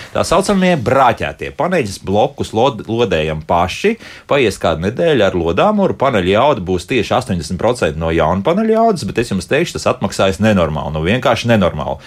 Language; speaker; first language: Latvian; native; Latvian